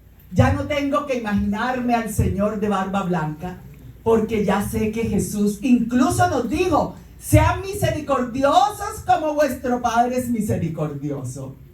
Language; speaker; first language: Spanish; native; Spanish